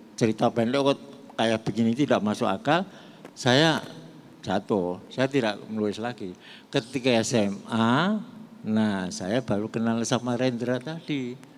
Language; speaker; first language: Indonesian; non-native, local second language; Javanese